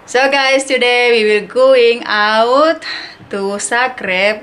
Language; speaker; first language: English; non-native, learner; Indonesian